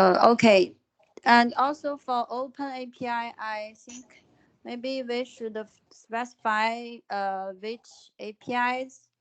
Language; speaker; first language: English; non-native, fluent; Chinese